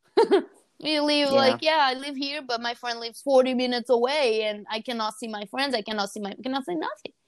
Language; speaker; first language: English; non-native, fluent; Portuguese